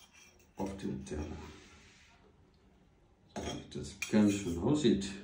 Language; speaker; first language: German; non-native, fluent; Portuguese